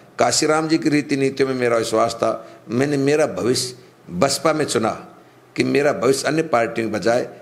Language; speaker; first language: Hindi; native; Hindi